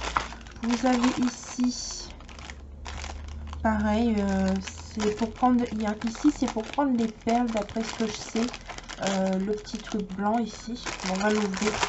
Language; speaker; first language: French; native; French